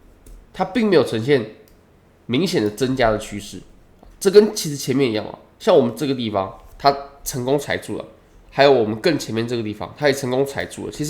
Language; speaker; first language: Chinese; native; Chinese